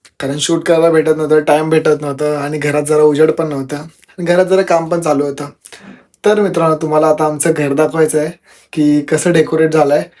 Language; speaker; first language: Marathi; non-native, local second language; Telugu